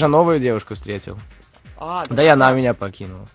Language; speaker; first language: Russian; early bilingual, heritage; Russian